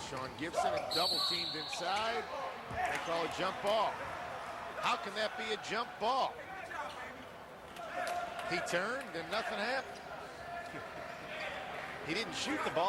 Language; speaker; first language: English; native; English